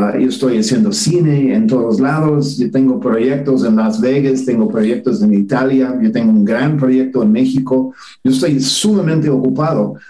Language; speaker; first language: Spanish; non-native, fluent; English